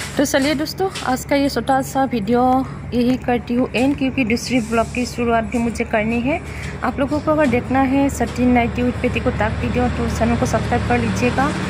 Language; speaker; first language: Hindi; non-native, local second language; Assamese